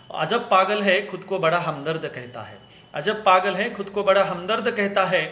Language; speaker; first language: Hindi; non-native, local second language; Marathi